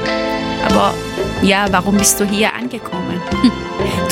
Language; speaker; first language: German; non-native, learner; Persian